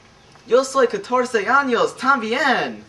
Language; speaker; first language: Spanish; non-native, learner; English